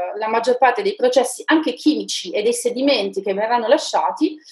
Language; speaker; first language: Italian; native; Italian